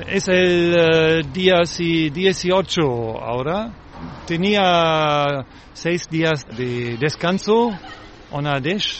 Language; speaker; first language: Spanish; non-native, fluent; German